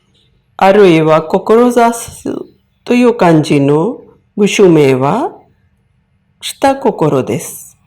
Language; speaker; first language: Japanese; non-native, fluent; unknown